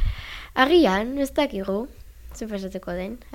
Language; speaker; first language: Basque; non-native, local second language; Spanish